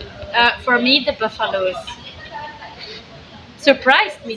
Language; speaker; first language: English; non-native, fluent; Dutch